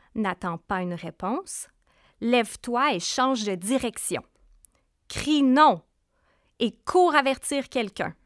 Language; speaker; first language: French; native; French